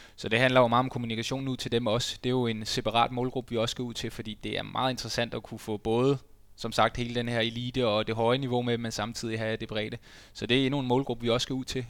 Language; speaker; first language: Danish; native; Danish